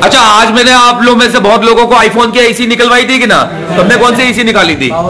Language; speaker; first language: Hindi; native; Hindi